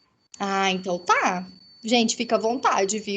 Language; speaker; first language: Portuguese; native; Portuguese